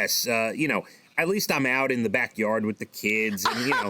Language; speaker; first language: English; native; English